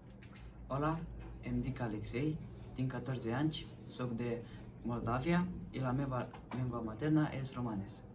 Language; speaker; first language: Catalan; non-native, learner; Romanian